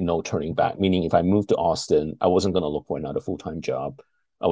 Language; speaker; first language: English; non-native, local second language; Chinese